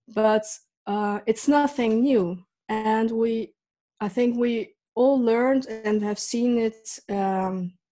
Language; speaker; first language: English; early bilingual, other home language; Dutch